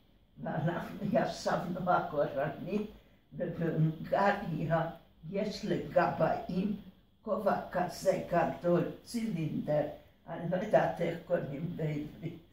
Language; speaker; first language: Hebrew; early bilingual, other home language; Hungarian